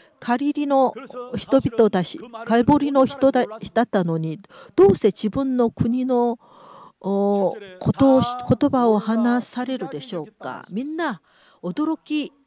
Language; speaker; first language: Japanese; non-native, fluent; Korean